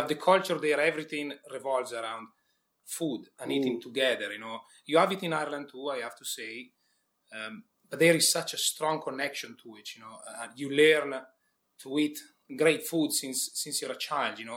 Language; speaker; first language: English; non-native, fluent; Italian